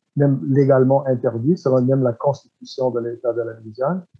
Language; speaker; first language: French; non-native, fluent; English